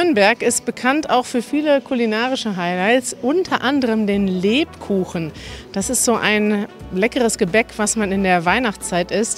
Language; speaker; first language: German; native; German